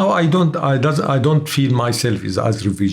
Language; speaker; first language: English; non-native, learner; Arabic